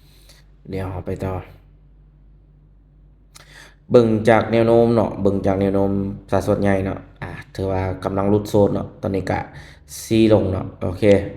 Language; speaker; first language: Thai; non-native, local second language; Northeastern Thai